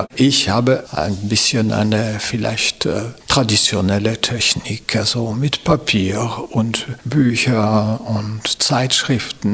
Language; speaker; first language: German; non-native, fluent; French